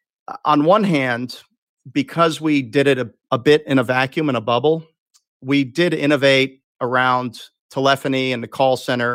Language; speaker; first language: English; native; English